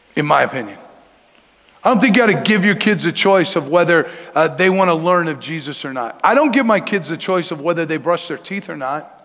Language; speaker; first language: English; native; English